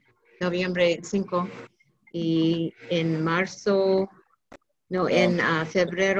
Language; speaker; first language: Spanish; non-native, learner; English